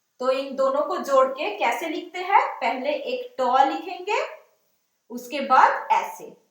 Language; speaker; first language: Hindi; non-native, local second language; Bangla